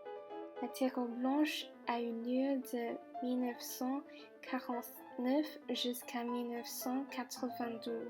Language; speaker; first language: French; non-native, fluent; Chinese